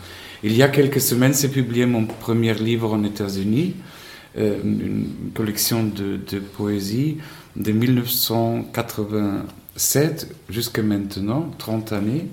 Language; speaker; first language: French; non-native, fluent; Spanish